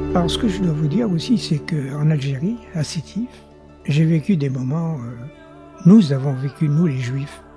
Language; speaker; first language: French; native; French